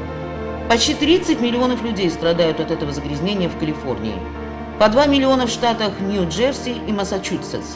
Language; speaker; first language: Russian; native; Russian